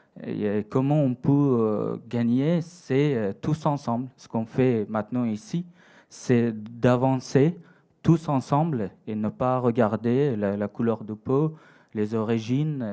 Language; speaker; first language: French; non-native, fluent; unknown